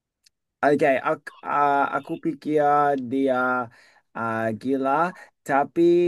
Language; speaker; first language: Indonesian; non-native, learner; English